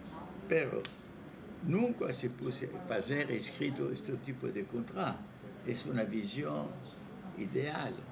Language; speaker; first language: Spanish; non-native, fluent; French